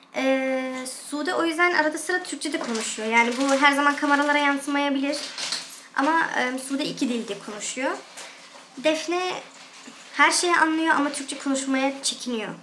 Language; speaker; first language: Turkish; early bilingual, heritage; Turkish